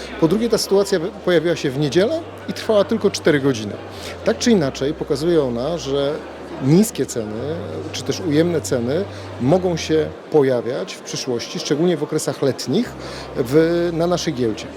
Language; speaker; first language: Polish; native; Polish